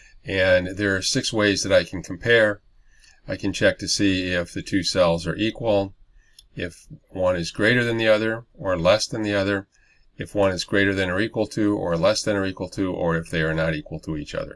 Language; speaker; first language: English; native; English